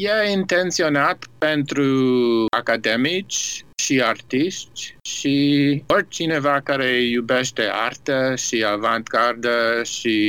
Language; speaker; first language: Romanian; early bilingual, heritage; Romanian